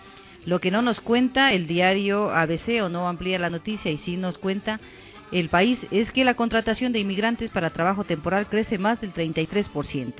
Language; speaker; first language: Spanish; native; Spanish